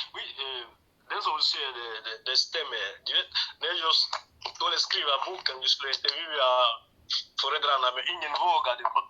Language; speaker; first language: Swedish; non-native, learner; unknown